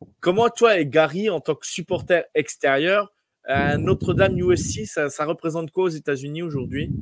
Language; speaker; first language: French; native; French